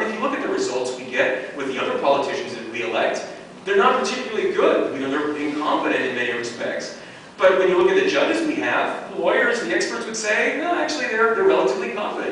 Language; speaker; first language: English; native; English